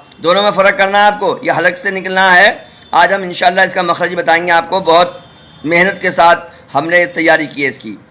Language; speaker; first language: Urdu; native; Urdu